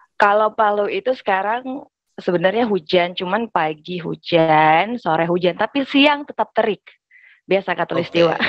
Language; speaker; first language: Indonesian; native; Indonesian